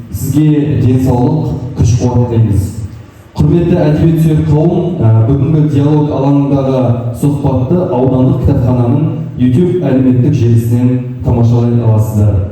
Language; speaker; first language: Kazakh; native; Kazakh